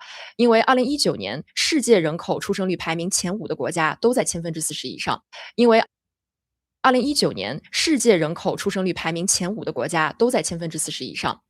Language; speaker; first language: Chinese; native; Chinese